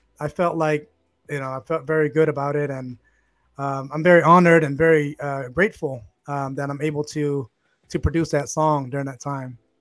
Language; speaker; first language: English; early bilingual, other home language; Khmer